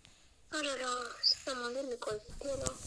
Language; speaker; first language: French; native; French